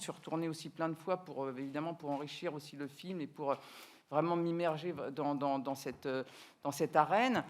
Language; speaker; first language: French; native; French